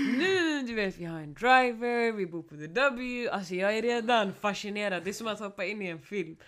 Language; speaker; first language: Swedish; early bilingual, other home language; Somali